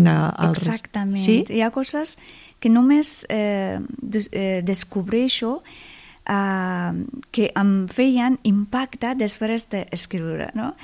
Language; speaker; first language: Catalan; non-native, fluent; Persian